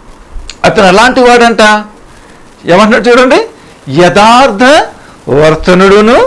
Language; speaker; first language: Telugu; native; Telugu